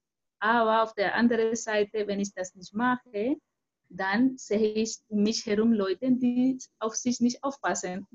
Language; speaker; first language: German; non-native, fluent; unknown